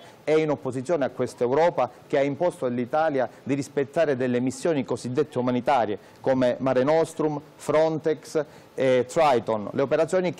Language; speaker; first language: Italian; native; Italian